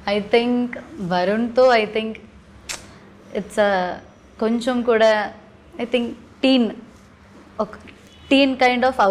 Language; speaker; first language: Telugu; non-native, learner; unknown